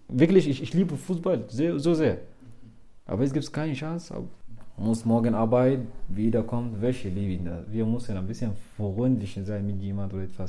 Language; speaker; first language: German; non-native, learner; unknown